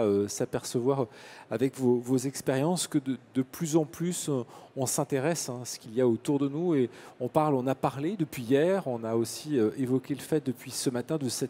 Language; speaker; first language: French; native; French